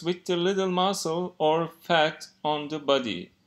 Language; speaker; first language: English; non-native, fluent; Turkish